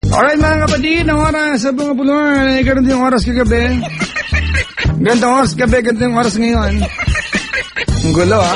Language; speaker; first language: Filipino; native; Filipino